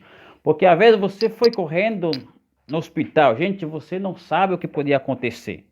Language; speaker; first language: Portuguese; non-native, fluent; Haitian Creole